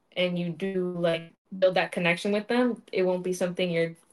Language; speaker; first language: English; early bilingual, other home language; Spanish